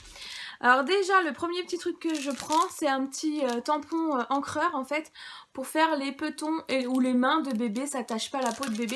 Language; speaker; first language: French; native; French